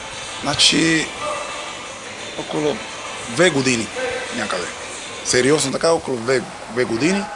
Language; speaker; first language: Bulgarian; non-native, learner; Spanish